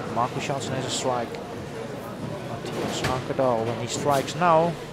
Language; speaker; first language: English; non-native, fluent; Dutch